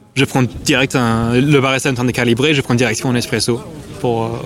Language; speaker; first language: French; non-native, fluent; English